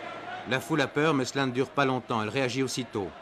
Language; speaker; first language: French; native; French